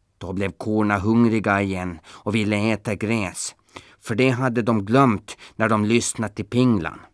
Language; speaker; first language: Swedish; native; Swedish